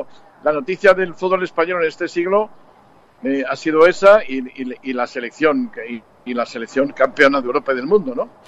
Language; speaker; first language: Spanish; native; Spanish